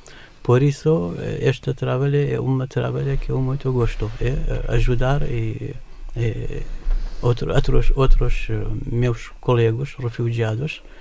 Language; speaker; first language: Portuguese; non-native, learner; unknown